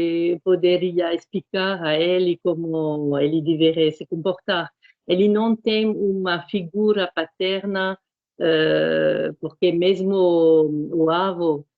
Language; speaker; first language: Portuguese; non-native, fluent; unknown